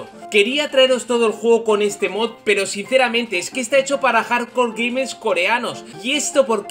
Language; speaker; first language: Spanish; native; Spanish